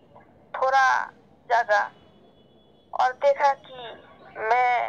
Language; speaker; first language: Hindi; non-native, learner; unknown